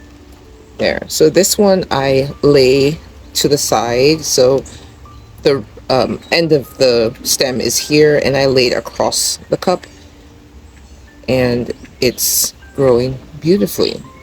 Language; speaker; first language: English; native; English